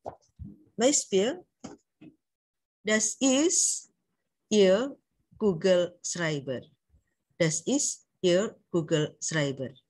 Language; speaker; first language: German; non-native, learner; Indonesian